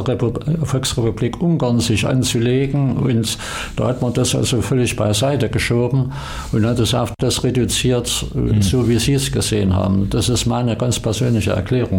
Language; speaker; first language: German; native; German